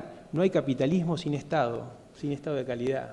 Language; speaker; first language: Spanish; native; Spanish